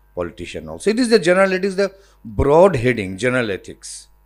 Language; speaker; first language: English; non-native, local second language; Bangla